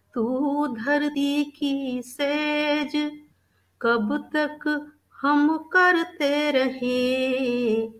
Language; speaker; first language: Hindi; native; Hindi